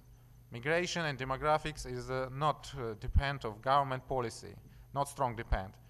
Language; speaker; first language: English; non-native, learner; Russian